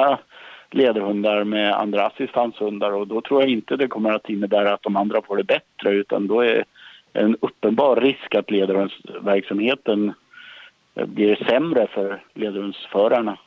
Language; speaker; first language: Swedish; native; Swedish